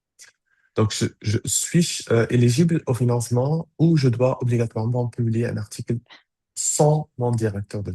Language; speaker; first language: French; native; French